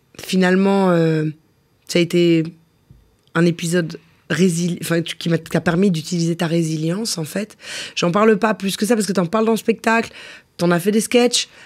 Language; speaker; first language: French; native; French